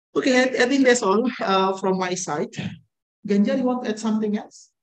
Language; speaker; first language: English; non-native, fluent; Indonesian